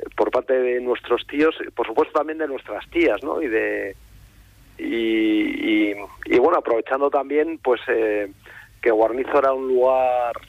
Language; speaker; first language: Spanish; native; Spanish